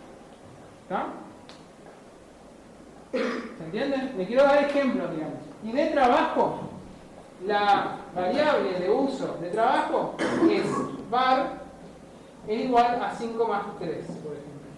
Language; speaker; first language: Spanish; native; Spanish